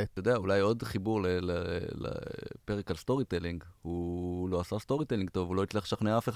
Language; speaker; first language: Hebrew; native; Hebrew